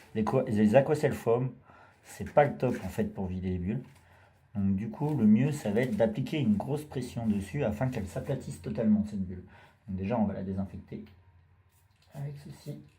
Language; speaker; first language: French; native; French